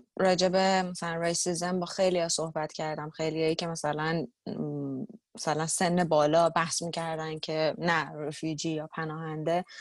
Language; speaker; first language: Persian; native; Persian